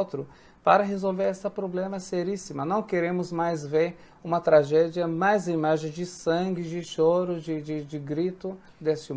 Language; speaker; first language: Portuguese; non-native, fluent; Arabic